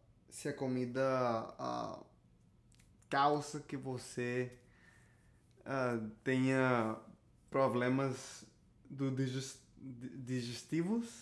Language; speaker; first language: Portuguese; non-native, learner; Spanish